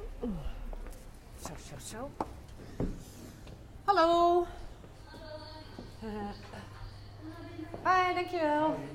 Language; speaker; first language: Dutch; native; Dutch